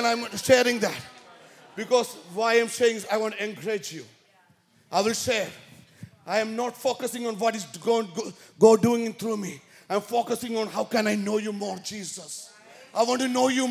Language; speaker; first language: English; non-native, local second language; Malayalam